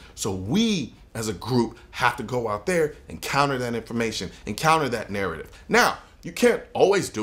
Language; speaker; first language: English; native; English